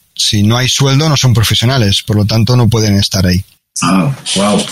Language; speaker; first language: Spanish; native; Spanish